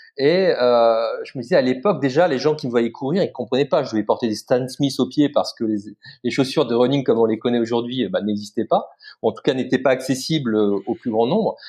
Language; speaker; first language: French; native; French